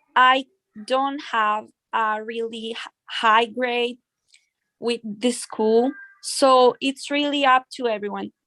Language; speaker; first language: English; non-native, fluent; Italian